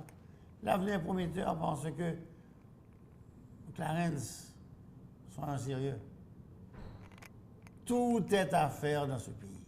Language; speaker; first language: French; non-native, local second language; Haitian Creole